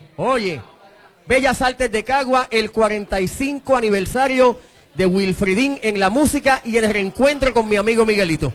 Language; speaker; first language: Spanish; native; Spanish